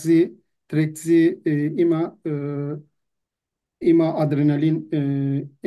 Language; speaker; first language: German; non-native, learner; Turkish